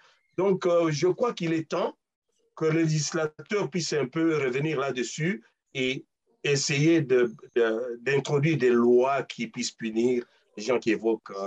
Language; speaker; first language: French; non-native, local second language; Luba-Lulua